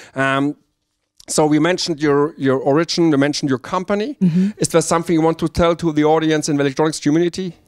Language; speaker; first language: English; non-native, learner; German